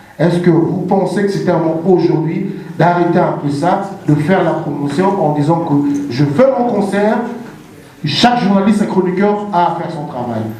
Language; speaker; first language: French; non-native, local second language; Lingala